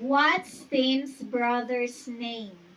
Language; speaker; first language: English; non-native, fluent; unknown